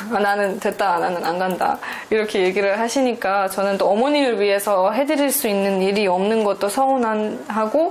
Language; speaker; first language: Korean; non-native, fluent; Persian